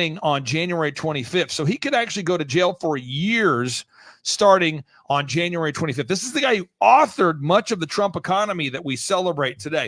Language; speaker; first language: English; native; English